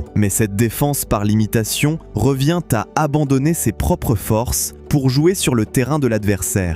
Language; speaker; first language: French; native; French